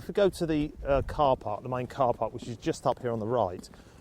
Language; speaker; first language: English; native; English